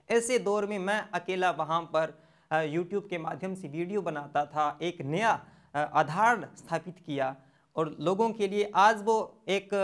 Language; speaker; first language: Hindi; native; Hindi